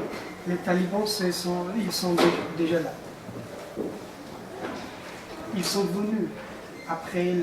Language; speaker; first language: French; non-native, fluent; Persian